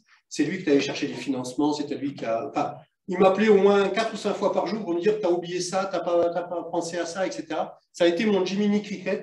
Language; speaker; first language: French; native; French